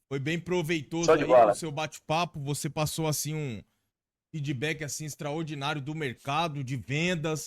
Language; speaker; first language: Portuguese; native; Portuguese